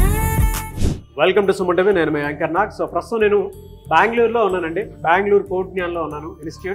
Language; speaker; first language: Telugu; native; Telugu